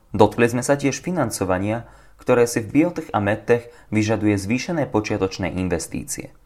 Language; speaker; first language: English; non-native, fluent; Slovak